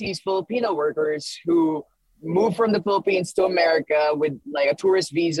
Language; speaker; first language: English; early bilingual, other home language; Filipino